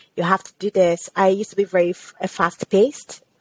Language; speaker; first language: English; non-native, local second language; Yoruba